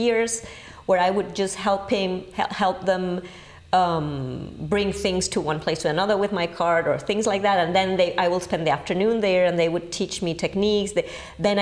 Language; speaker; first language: English; non-native, fluent; Spanish